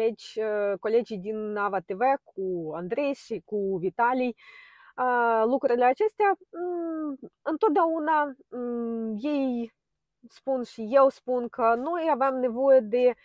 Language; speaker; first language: Romanian; non-native, fluent; Ukrainian